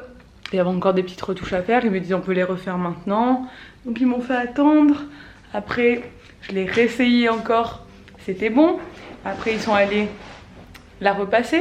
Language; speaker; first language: French; native; French